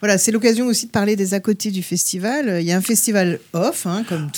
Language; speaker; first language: French; native; French